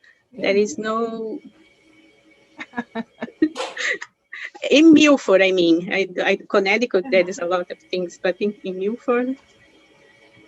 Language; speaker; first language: English; non-native, learner; Portuguese